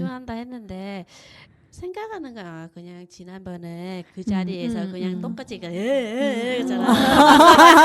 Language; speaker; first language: Korean; non-native, learner; Vietnamese